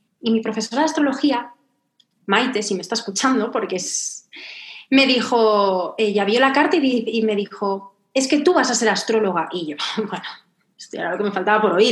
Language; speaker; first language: Spanish; native; Spanish